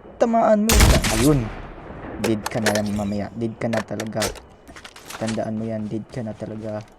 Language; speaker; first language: Filipino; non-native, local second language; Cebuano